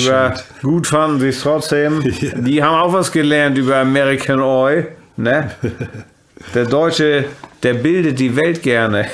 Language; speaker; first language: German; native; German